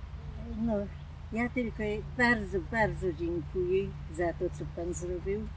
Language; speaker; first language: Polish; non-native, local second language; German